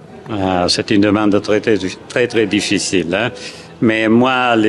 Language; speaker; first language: French; non-native, fluent; Italian